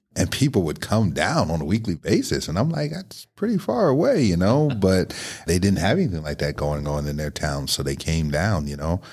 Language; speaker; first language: English; native; English